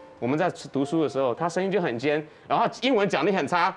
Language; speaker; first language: Chinese; native; Chinese